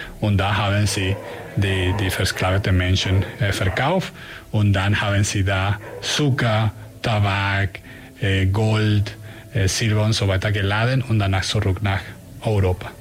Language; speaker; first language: German; non-native, learner; Spanish